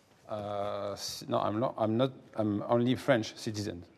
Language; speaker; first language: English; non-native, fluent; French